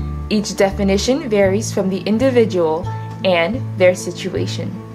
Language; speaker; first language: English; early bilingual, other home language; Haitian Creole